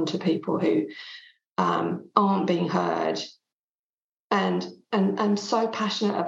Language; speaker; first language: English; non-native, local second language; French